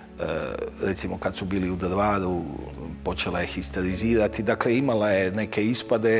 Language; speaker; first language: Croatian; native; Croatian